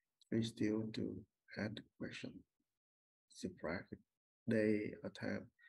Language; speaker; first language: English; non-native, learner; Vietnamese